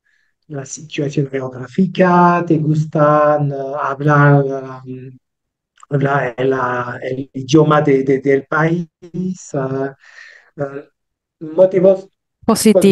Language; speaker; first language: Spanish; non-native, learner; French